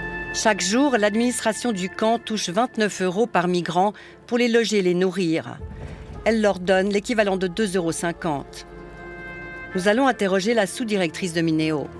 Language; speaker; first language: French; native; French